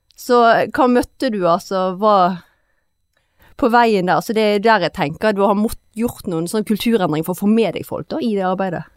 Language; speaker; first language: Norwegian; native; Norwegian